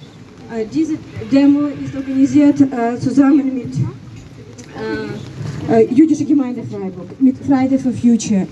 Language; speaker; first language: German; non-native, fluent; Ukrainian